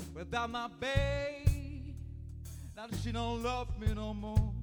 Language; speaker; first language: English; non-native, fluent; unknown